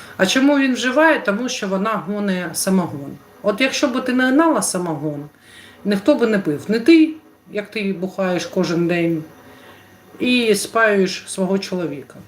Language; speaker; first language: Ukrainian; non-native, local second language; Russian